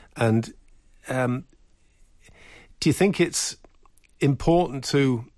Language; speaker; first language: English; native; English